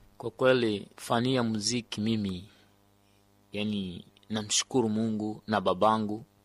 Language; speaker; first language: Swahili; non-native, local second language; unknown